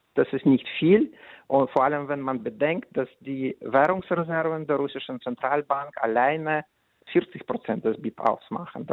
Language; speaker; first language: German; non-native, fluent; Russian